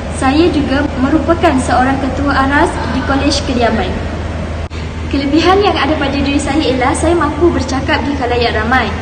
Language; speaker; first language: Malay; native; Malay